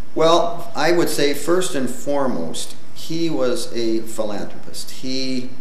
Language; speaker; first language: English; native; English